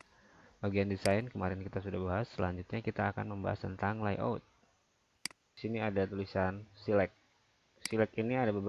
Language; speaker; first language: Indonesian; native; Indonesian